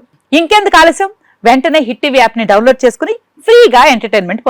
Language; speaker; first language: Telugu; native; Telugu